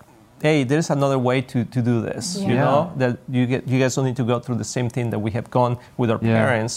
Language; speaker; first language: English; non-native, fluent; Spanish